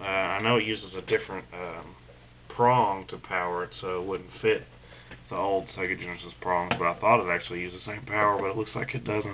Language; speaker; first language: English; native; English